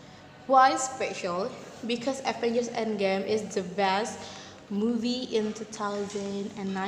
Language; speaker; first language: English; non-native, learner; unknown